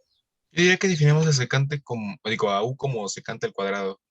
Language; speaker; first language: Spanish; native; Spanish